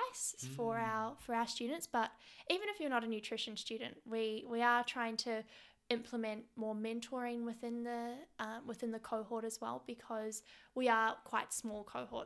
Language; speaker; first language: English; native; English